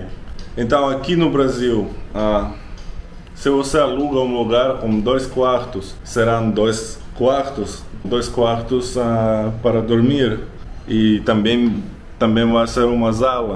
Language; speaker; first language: Portuguese; non-native, learner; Russian